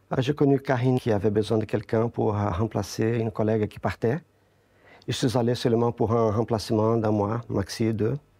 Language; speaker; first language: French; non-native, fluent; Portuguese